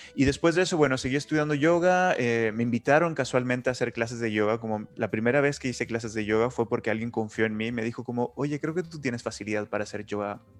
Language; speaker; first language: Spanish; native; Spanish